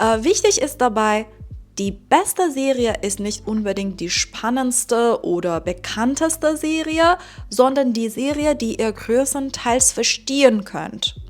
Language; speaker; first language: German; non-native, fluent; Persian